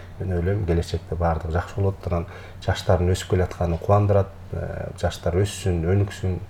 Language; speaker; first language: Kyrgyz; native; Kyrgyz